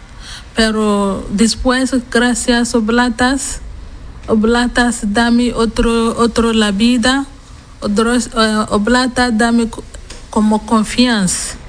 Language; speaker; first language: Spanish; non-native, learner; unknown